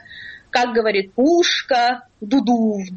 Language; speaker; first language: Russian; native; Russian